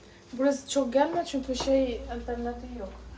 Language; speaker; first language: Turkish; non-native, learner; Arabic